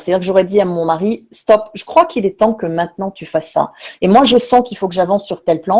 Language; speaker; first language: French; native; French